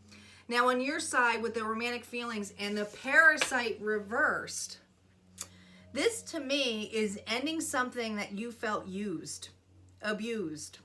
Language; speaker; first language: English; native; English